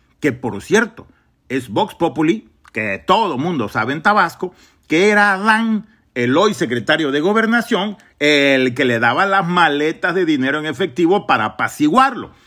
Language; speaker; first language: Spanish; native; Spanish